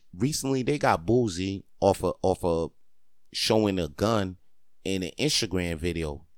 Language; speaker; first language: English; native; English